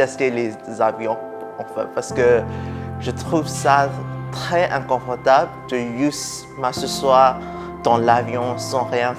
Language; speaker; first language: French; non-native, fluent; Burmese